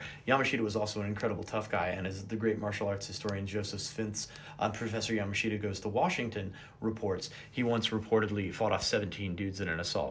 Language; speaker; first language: English; native; English